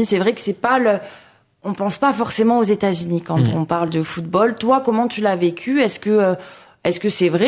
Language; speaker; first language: French; native; French